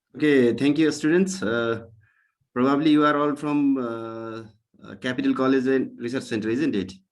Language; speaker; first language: English; non-native, local second language; Nepali